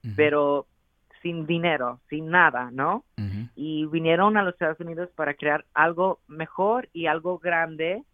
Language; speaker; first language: Spanish; early bilingual, heritage; Spanish